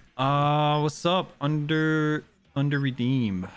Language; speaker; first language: English; native; English